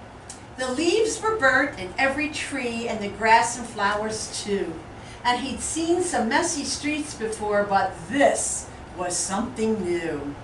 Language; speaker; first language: English; native; English